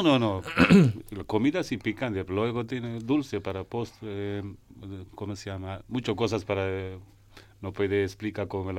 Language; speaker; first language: Spanish; non-native, learner; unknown